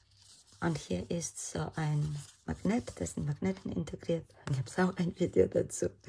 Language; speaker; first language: German; non-native, fluent; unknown